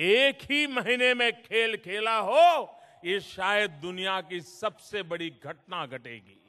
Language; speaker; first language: Hindi; non-native, local second language; Gujarati